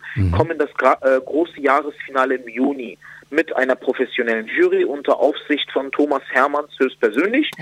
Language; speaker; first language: German; native; German